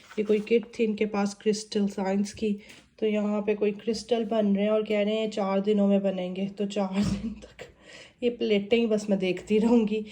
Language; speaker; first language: Urdu; native; Urdu